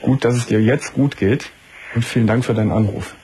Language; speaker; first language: German; native; German